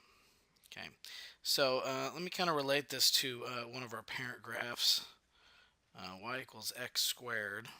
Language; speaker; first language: English; native; English